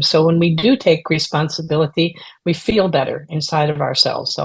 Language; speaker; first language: English; native; English